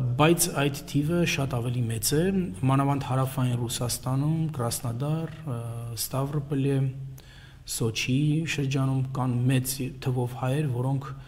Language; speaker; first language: Armenian; native; Armenian